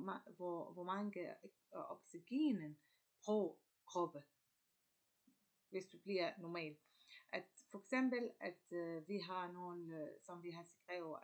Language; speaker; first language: Danish; non-native, learner; Arabic